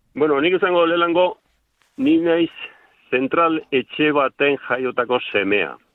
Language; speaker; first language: Basque; native; Basque